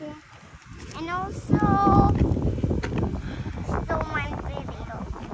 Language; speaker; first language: English; non-native, learner; Persian